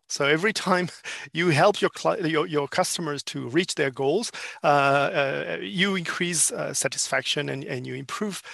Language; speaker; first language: English; non-native, fluent; French